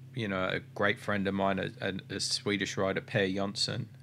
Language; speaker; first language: English; native; English